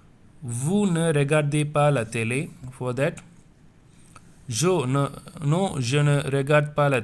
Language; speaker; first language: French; non-native, fluent; Tamil